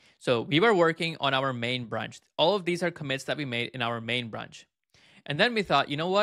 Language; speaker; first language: English; native; English